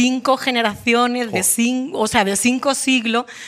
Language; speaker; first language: Spanish; native; Spanish